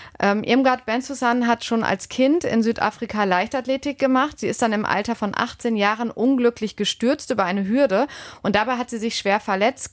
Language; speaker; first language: German; native; German